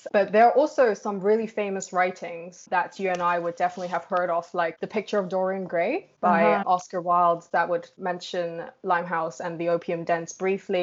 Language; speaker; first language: English; non-native, local second language; Cantonese